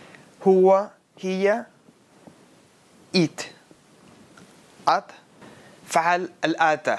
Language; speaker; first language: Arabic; non-native, fluent; Spanish